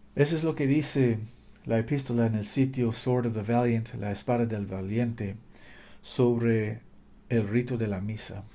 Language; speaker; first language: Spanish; non-native, fluent; English